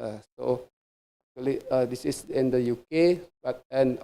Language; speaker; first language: English; non-native, fluent; Indonesian